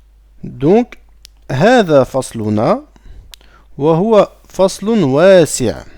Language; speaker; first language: Arabic; non-native, fluent; French